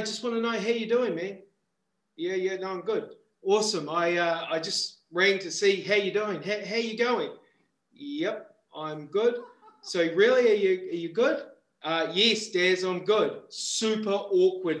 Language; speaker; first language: English; native; English